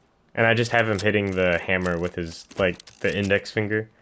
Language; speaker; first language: English; native; English